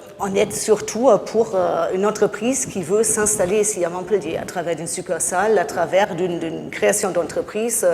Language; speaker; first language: French; non-native, fluent; German